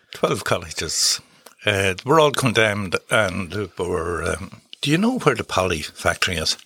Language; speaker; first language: English; native; English